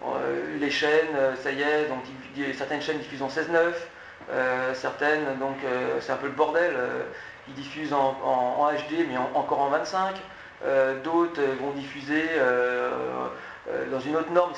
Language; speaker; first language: French; native; French